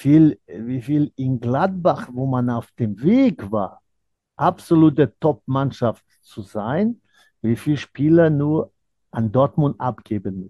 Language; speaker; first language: German; non-native, fluent; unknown